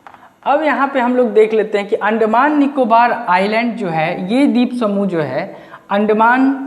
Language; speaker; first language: Hindi; native; Hindi